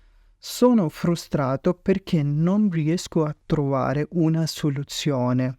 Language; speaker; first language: Italian; non-native, fluent; Urdu